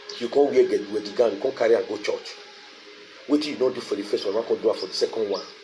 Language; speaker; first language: Nigerian Pidgin; non-native, local second language; Bini